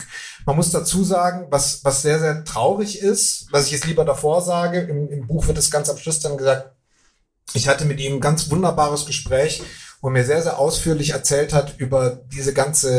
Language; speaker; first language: German; native; German